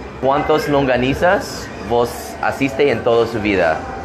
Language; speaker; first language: Spanish; non-native, learner; English